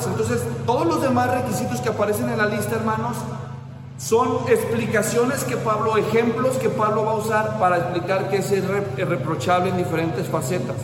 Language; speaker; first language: Spanish; native; Spanish